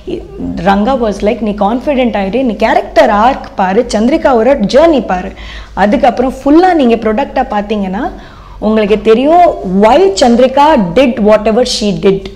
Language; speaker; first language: Tamil; non-native, fluent; Odia